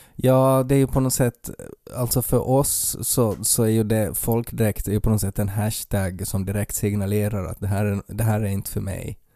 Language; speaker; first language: Swedish; native; Swedish